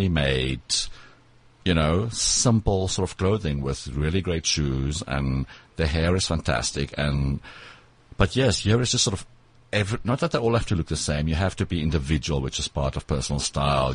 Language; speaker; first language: English; non-native, local second language; Afrikaans